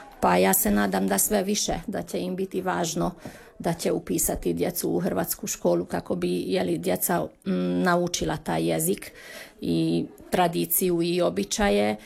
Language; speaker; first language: Serbian; early bilingual, heritage; Croatian